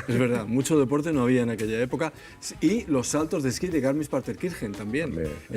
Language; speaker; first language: Spanish; native; Spanish